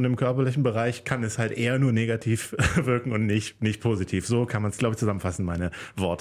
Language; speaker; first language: German; native; German